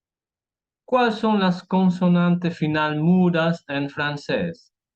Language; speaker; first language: Spanish; non-native, fluent; French